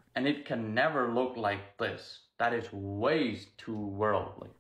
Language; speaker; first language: English; early bilingual, other home language; Pennsylvania German